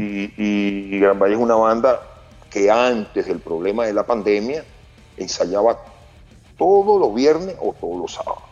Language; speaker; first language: Spanish; native; Spanish